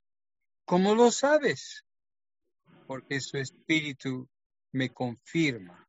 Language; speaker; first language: Spanish; non-native, fluent; English